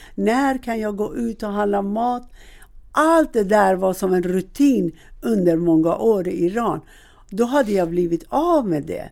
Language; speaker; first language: Swedish; non-native, fluent; Persian